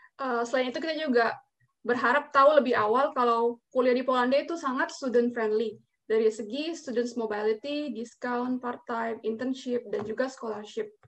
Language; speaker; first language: Indonesian; native; Indonesian